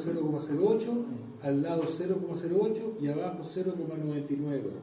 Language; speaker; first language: Spanish; native; Spanish